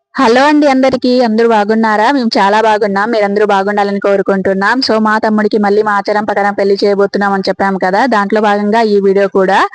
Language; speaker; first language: Telugu; native; Telugu